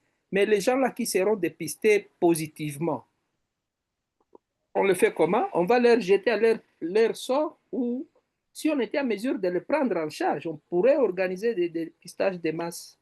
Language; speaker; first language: French; non-native, local second language; Swahili